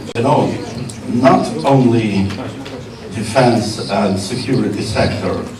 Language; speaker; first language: English; non-native, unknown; Ukrainian